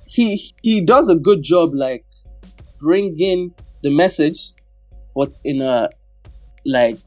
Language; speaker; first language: English; non-native, local second language; Yoruba